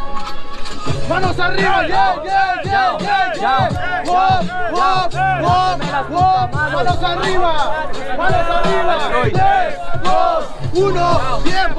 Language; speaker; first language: Spanish; native; Spanish